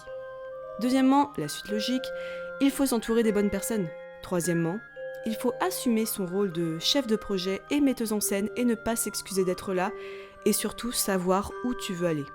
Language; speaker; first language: French; native; French